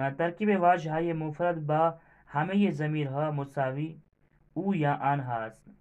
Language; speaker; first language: Persian; non-native, fluent; Urdu